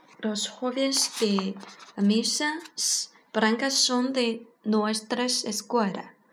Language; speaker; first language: Spanish; non-native, learner; Chinese